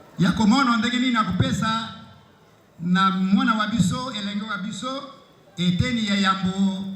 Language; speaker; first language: Lingala; native; Lingala